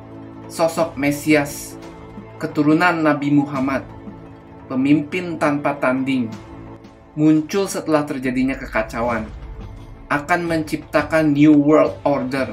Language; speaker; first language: Indonesian; native; Indonesian